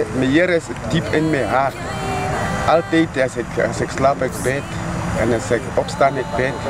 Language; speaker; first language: Afrikaans; non-native, local second language; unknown